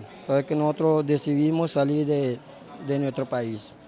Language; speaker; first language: Portuguese; non-native, learner; Spanish